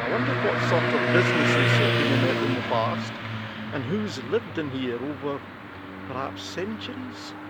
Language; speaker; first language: English; native; English